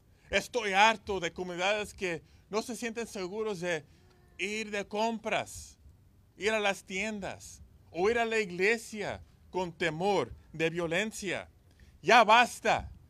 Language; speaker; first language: Spanish; early bilingual, heritage; Spanish